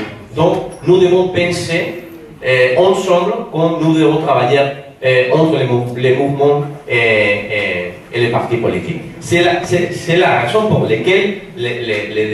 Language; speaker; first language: French; non-native, fluent; Spanish